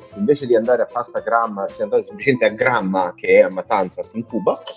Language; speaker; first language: Italian; native; Italian